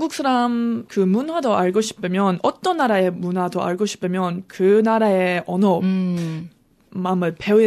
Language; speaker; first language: Korean; non-native, learner; English